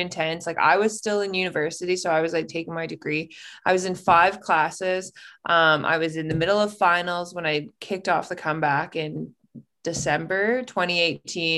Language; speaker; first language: English; native; English